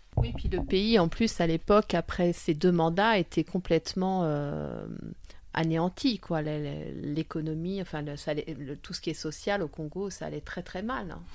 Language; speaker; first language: French; native; French